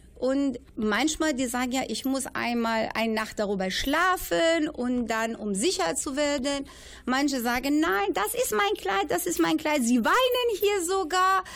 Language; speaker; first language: German; non-native, fluent; Persian